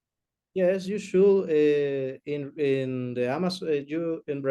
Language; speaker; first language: English; non-native, learner; Spanish